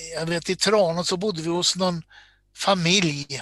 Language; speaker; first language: Swedish; native; Swedish